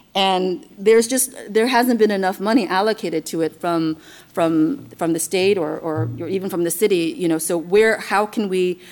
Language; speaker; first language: English; non-native, fluent; Chinese